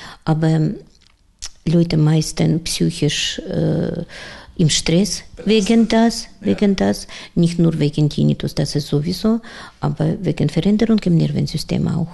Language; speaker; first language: German; non-native, learner; Russian